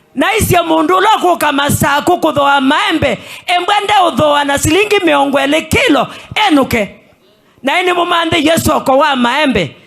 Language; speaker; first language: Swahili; non-native, local second language; Kamba